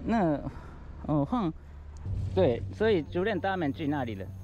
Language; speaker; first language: Chinese; non-native, learner; Japanese